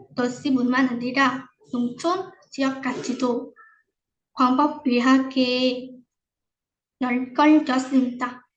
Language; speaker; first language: Korean; non-native, fluent; Vietnamese